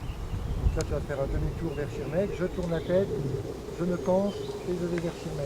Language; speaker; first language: French; native; French